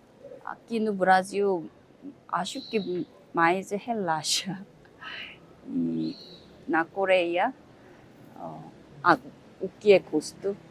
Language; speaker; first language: Portuguese; non-native, learner; Korean